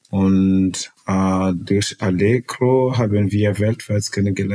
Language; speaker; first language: German; non-native, fluent; Portuguese